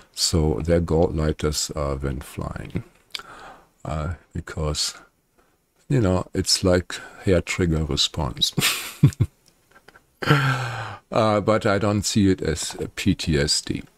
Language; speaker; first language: English; non-native, fluent; German